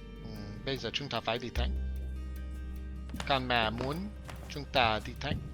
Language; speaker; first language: Vietnamese; non-native, learner; English